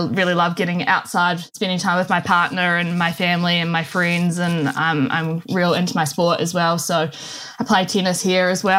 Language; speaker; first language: English; native; English